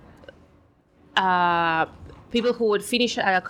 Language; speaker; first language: English; non-native, fluent; Spanish